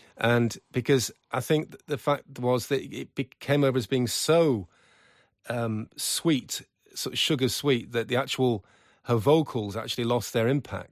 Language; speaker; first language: English; native; English